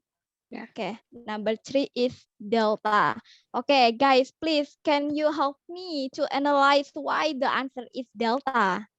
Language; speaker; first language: English; non-native, learner; Indonesian